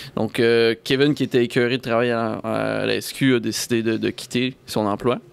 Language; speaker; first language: French; native; French